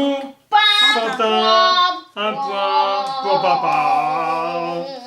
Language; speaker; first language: French; native; French